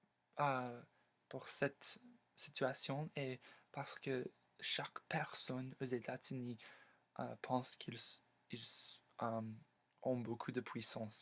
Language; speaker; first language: French; non-native, learner; English